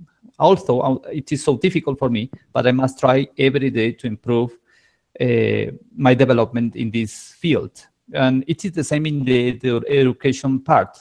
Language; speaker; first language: English; non-native, learner; Spanish